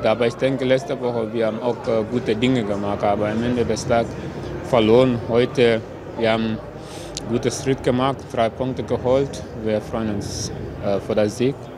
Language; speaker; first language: German; non-native, learner; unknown